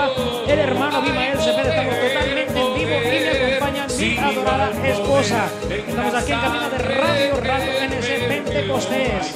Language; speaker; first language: Spanish; native; Spanish